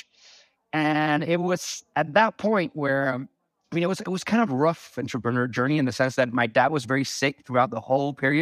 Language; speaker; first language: English; non-native, fluent; Spanish